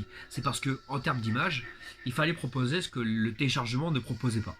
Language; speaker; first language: French; native; French